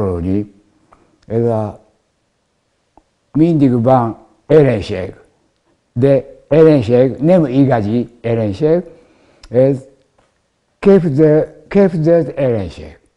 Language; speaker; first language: Hungarian; non-native, learner; Japanese